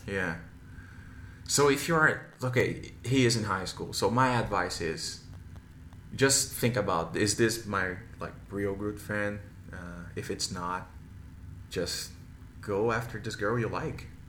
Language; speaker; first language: English; non-native, fluent; Portuguese